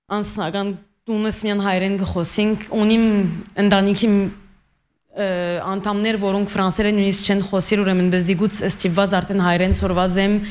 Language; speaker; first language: Armenian; early bilingual, heritage; Armenian